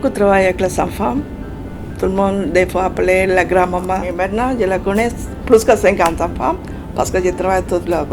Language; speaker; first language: French; non-native, learner; Spanish